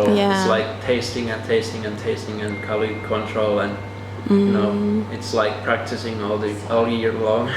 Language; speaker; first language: English; non-native, fluent; Finnish